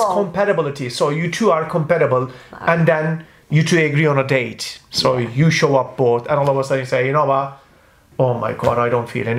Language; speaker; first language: English; non-native, fluent; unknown